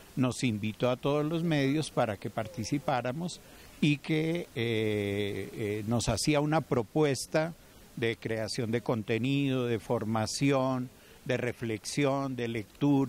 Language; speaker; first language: Spanish; native; Spanish